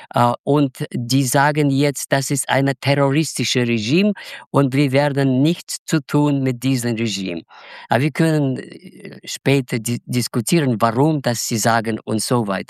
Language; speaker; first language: German; non-native, learner; Russian